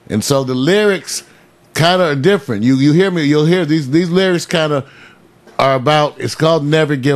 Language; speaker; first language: English; native; English